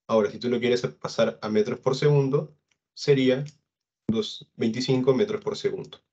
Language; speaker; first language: Spanish; native; Spanish